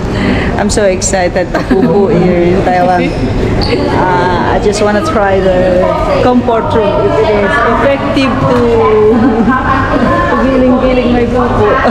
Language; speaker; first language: English; non-native, local second language; Filipino